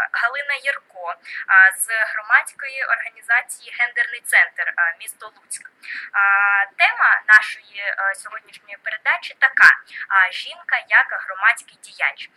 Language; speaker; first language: Ukrainian; native; Ukrainian